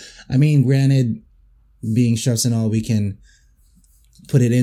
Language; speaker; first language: English; non-native, local second language; Filipino